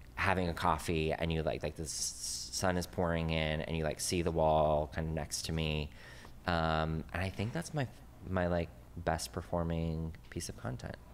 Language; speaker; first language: English; native; English